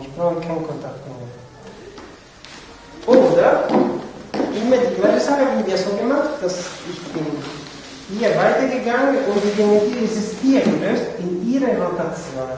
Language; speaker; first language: German; non-native, fluent; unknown